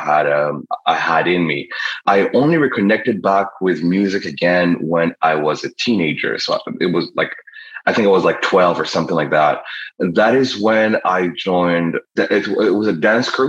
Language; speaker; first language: English; non-native, local second language; Kinyarwanda